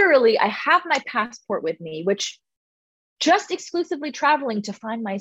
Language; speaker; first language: English; native; English